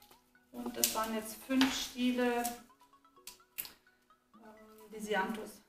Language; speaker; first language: German; native; German